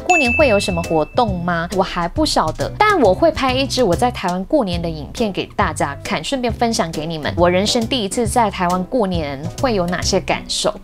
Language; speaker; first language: Chinese; native; Chinese